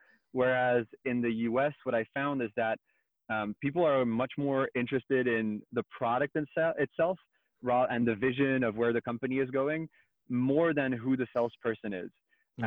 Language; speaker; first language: English; non-native, fluent; French